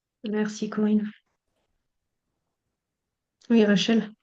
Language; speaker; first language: French; native; French